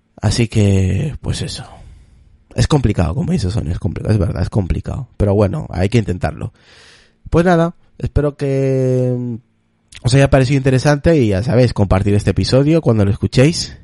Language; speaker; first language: Spanish; native; Spanish